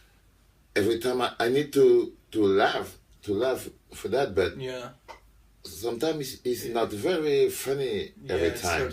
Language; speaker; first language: English; non-native, local second language; French